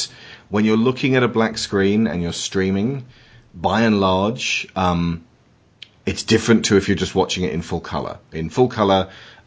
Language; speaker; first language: English; native; English